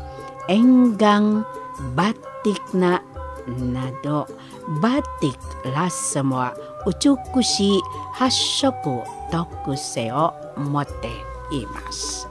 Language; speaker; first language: Japanese; non-native, fluent; Indonesian